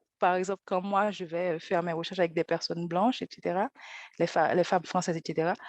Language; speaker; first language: French; non-native, local second language; Haitian Creole